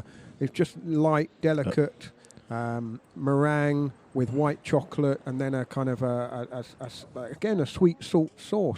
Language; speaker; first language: English; native; English